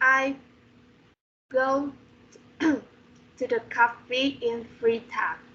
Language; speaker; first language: English; non-native, learner; Vietnamese